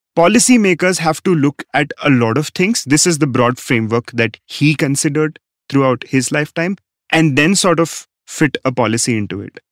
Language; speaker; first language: English; non-native, local second language; Hindi